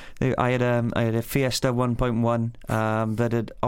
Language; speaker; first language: English; native; English